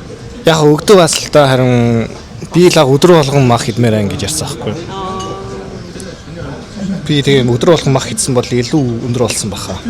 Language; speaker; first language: Mongolian; non-native, fluent; Korean